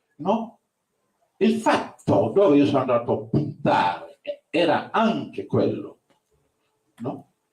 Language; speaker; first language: Italian; non-native, fluent; Wolof